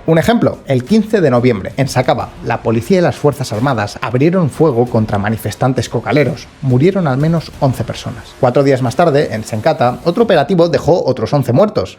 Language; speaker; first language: Spanish; native; Spanish